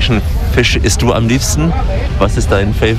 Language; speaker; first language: German; native; German